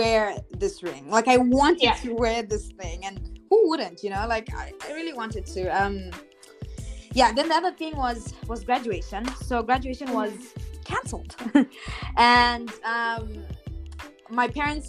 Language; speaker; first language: English; non-native, local second language; Shona